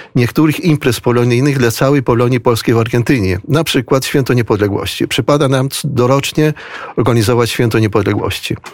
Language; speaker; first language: Polish; early bilingual, heritage; Spanish